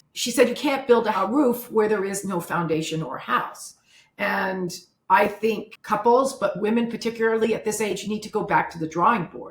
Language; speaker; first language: English; native; English